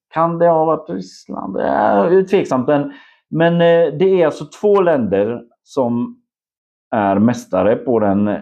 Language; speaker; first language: Swedish; non-native, fluent; Polish